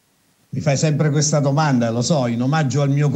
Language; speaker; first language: Italian; native; Italian